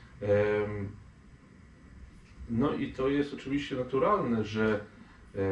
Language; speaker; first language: Polish; non-native, fluent; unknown